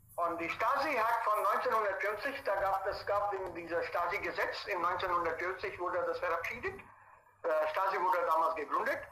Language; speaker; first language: German; non-native, fluent; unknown